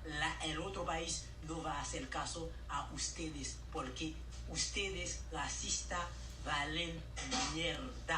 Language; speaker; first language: Spanish; non-native, learner; Haitian Creole